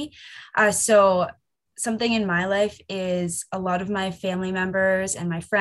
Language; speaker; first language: English; native; English